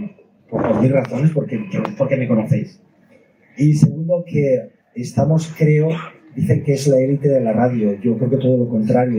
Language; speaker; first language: Spanish; native; Spanish